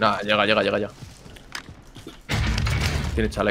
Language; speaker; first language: Spanish; native; Spanish